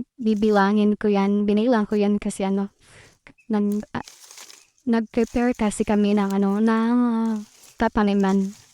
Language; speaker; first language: Filipino; non-native, local second language; Cebuano